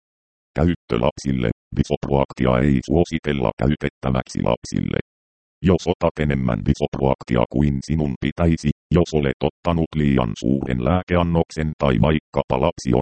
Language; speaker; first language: Finnish; native; Finnish